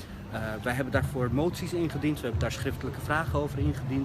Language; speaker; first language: Dutch; early bilingual, other home language; Turkish